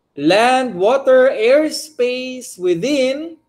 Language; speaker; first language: English; non-native, local second language; Filipino